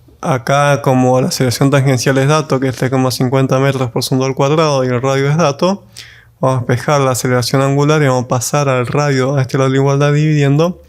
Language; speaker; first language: Spanish; native; Spanish